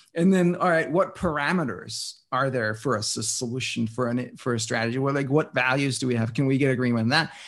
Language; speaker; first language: English; non-native, fluent; Danish